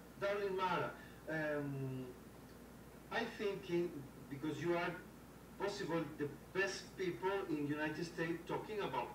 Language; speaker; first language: English; non-native, learner; Spanish